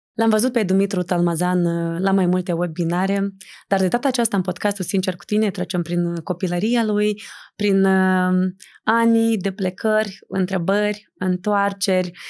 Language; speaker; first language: Romanian; native; Romanian